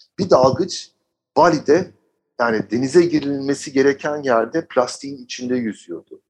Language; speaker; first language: Turkish; early bilingual, heritage; Turkish